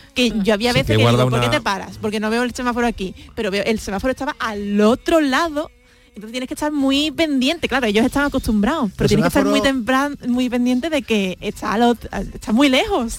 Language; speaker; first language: Spanish; native; Spanish